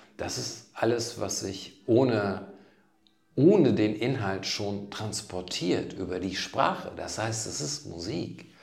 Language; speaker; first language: German; native; German